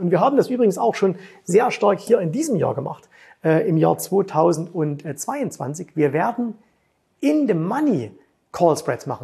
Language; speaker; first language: German; native; German